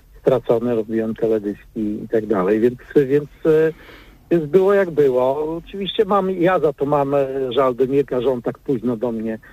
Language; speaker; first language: Polish; native; Polish